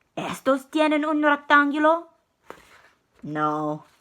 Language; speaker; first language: Spanish; non-native, learner; English